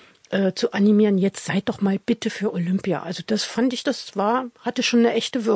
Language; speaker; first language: German; native; German